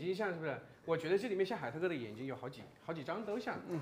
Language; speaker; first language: Chinese; native; Chinese